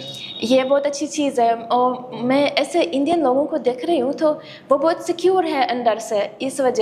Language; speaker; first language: Hindi; non-native, fluent; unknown